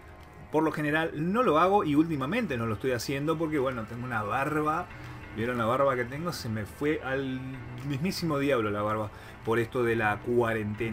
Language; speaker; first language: Spanish; native; Spanish